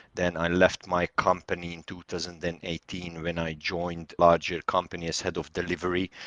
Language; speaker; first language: English; non-native, fluent; Hungarian